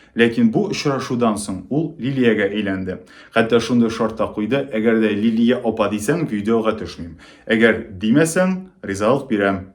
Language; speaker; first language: Tatar; native; Tatar